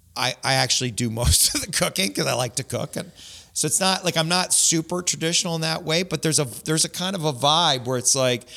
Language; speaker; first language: English; native; English